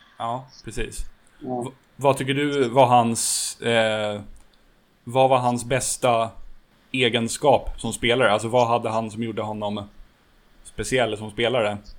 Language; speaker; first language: Swedish; native; Swedish